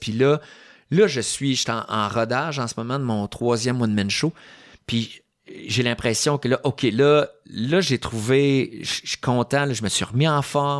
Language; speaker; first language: French; native; French